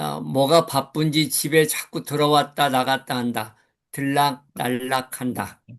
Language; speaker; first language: Korean; native; Korean